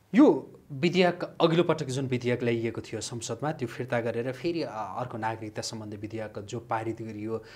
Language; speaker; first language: Nepali; native; Nepali